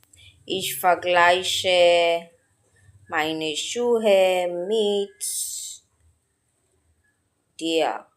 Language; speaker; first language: German; non-native, learner; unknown